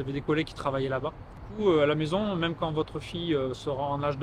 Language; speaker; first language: French; native; French